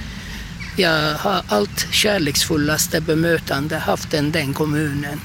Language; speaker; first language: Swedish; non-native, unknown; Turkish